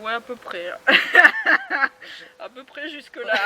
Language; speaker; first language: French; native; French